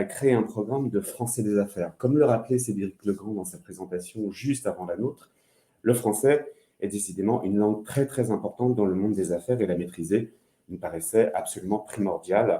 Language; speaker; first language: French; native; French